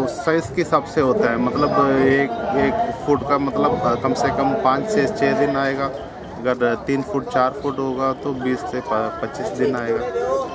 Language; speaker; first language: Hindi; non-native, local second language; Tamil